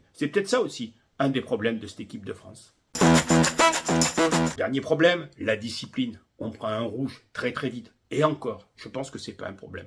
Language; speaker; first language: French; native; French